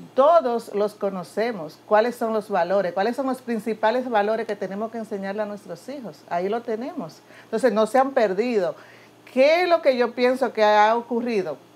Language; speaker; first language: Spanish; native; Spanish